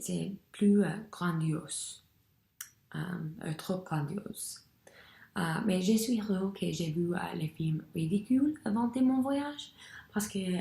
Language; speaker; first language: French; non-native, learner; English